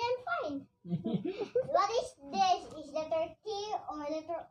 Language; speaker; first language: English; non-native, learner; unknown